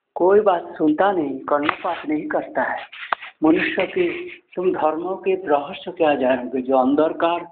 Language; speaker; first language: Hindi; non-native, local second language; Bangla